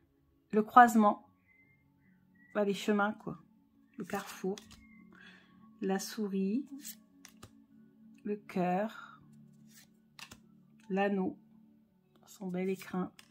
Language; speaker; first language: French; native; French